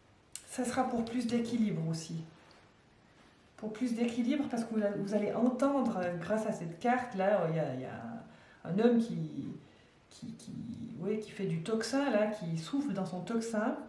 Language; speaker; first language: French; native; French